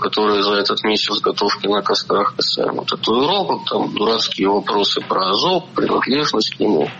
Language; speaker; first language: Russian; native; Russian